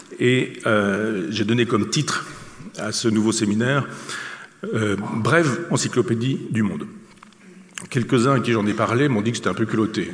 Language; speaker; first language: French; native; French